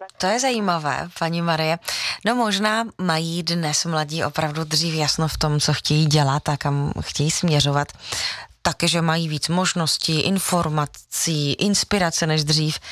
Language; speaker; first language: Czech; native; Czech